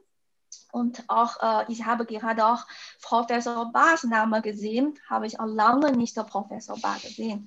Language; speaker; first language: German; non-native, fluent; Chinese